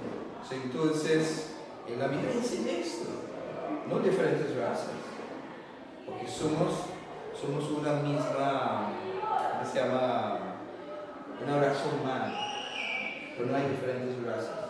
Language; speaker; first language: Spanish; non-native, learner; English